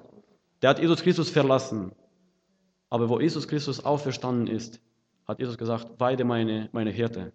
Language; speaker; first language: German; non-native, fluent; Russian